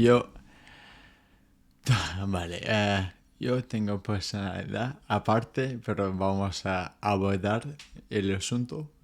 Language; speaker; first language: Spanish; non-native, fluent; English